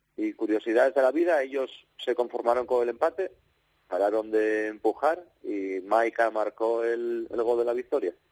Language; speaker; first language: Spanish; native; Spanish